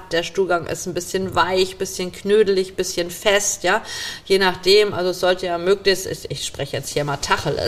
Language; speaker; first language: German; native; German